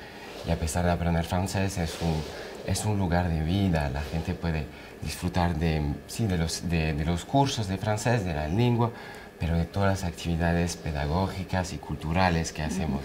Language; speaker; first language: Spanish; non-native, fluent; French